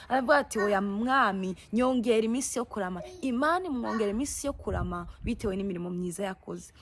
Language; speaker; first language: Kinyarwanda; native; Kinyarwanda